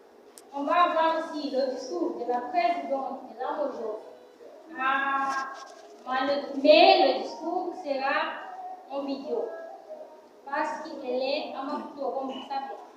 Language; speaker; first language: French; non-native, learner; Portuguese